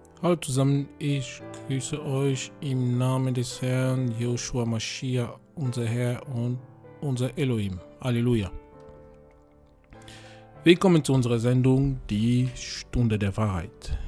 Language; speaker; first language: German; non-native, fluent; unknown